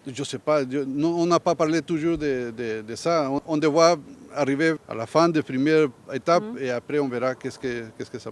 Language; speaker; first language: French; non-native, learner; Spanish